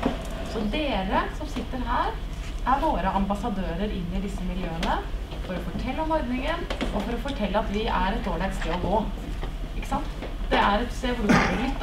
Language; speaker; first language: Norwegian; native; Norwegian